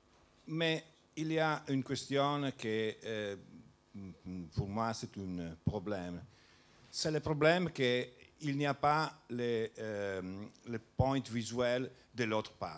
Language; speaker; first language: French; non-native, learner; Italian